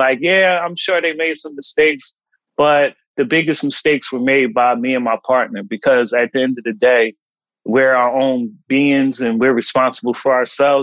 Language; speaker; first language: English; native; English